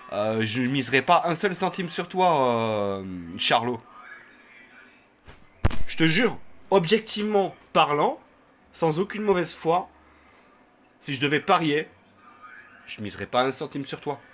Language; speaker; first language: French; native; French